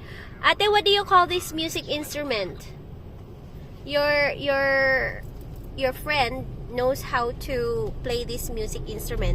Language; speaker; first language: English; non-native, local second language; Filipino